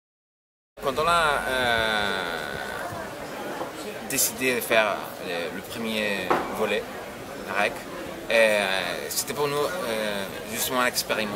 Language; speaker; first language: French; non-native, fluent; Spanish